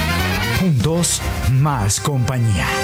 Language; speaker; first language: Spanish; native; Spanish